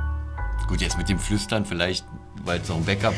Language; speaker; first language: German; native; German